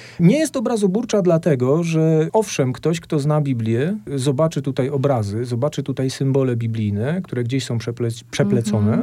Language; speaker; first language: Polish; native; Polish